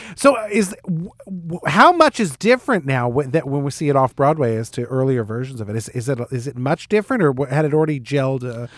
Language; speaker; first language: English; native; English